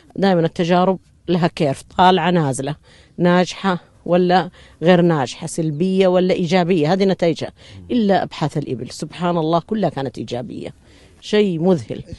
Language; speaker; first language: Arabic; native; Arabic